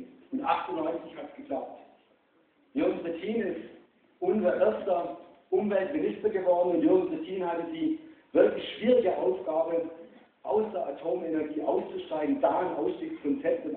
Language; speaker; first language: German; native; German